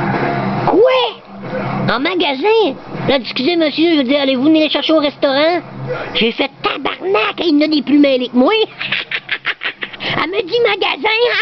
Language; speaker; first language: French; native; French